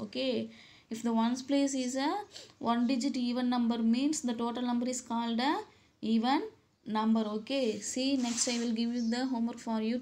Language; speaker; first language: English; non-native, local second language; Tamil